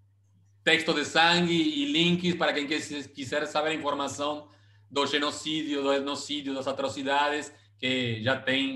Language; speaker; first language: Portuguese; non-native, fluent; Spanish